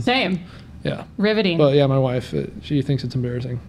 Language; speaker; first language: English; native; English